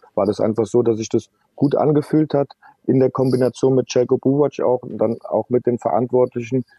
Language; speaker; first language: German; native; German